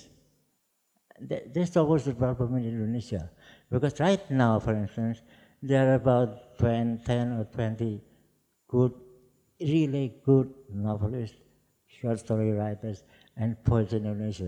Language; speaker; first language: English; non-native, fluent; Javanese